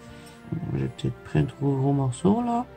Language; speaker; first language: French; native; French